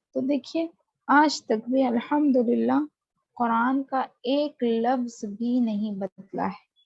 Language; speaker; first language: Urdu; native; Urdu